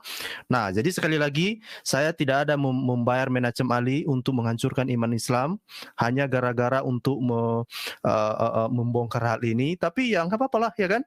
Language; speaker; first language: Indonesian; native; Indonesian